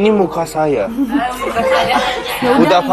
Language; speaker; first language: Indonesian; non-native, learner; Persian